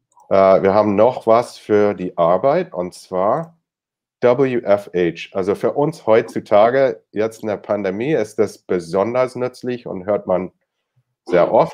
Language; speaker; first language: German; non-native, fluent; English